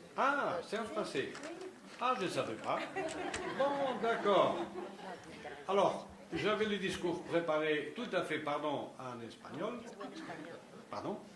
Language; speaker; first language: French; non-native, fluent; Spanish